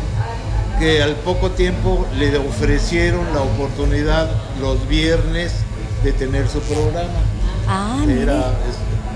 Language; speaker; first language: Spanish; native; Spanish